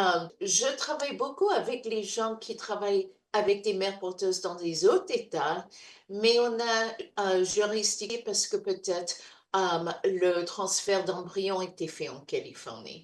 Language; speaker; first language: French; non-native, fluent; English